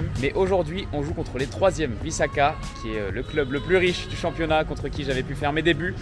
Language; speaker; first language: French; native; French